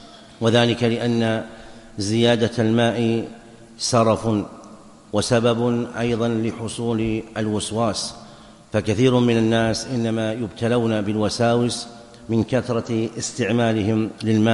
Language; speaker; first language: Arabic; native; Arabic